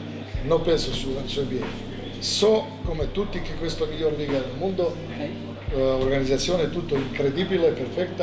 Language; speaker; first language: Italian; non-native, fluent; Serbian